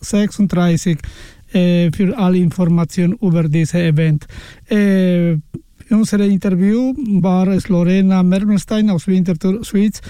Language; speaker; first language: German; non-native, learner; Spanish